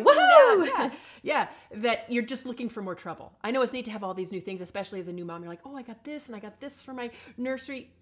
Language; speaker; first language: English; native; English